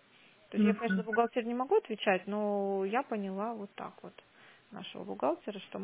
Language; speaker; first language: Russian; native; Russian